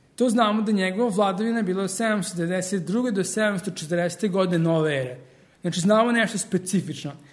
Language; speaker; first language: Serbian; early bilingual, heritage; Serbian